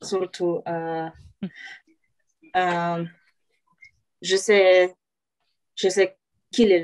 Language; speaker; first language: French; non-native, learner; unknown